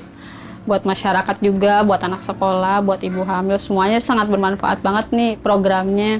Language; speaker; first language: Indonesian; native; Indonesian